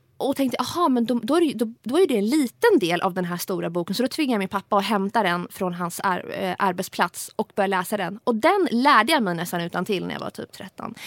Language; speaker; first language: Swedish; early bilingual, other home language; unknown